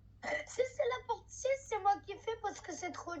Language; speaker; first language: French; native; French